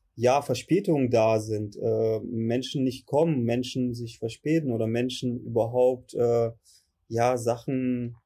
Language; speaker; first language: German; early bilingual, other home language; Russian